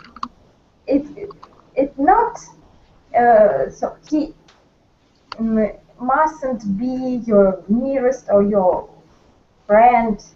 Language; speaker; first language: English; non-native, learner; Russian